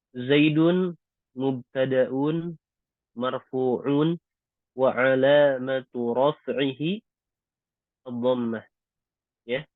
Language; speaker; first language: Arabic; non-native, fluent; Indonesian